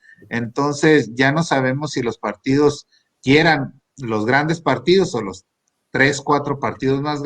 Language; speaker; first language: Spanish; native; Spanish